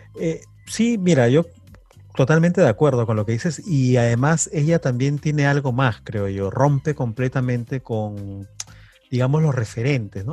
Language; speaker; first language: Spanish; native; Spanish